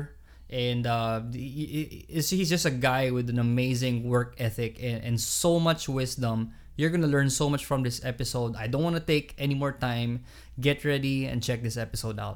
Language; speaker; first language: English; non-native, local second language; Hiligaynon